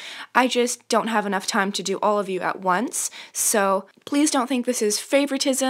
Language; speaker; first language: English; native; English